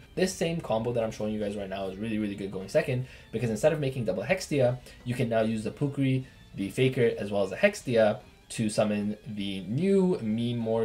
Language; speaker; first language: English; native; English